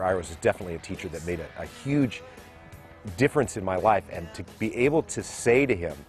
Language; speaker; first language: English; native; English